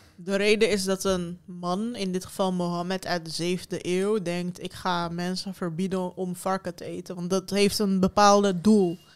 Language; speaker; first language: Dutch; early bilingual, other home language; Turkish